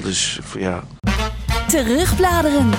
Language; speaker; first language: Dutch; non-native, fluent; Turkish